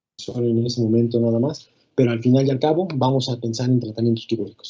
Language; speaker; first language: Spanish; native; Spanish